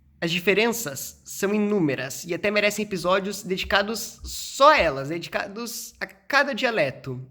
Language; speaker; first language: Portuguese; native; Portuguese